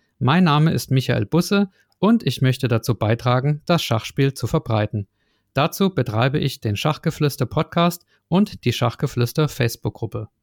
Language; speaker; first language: German; native; German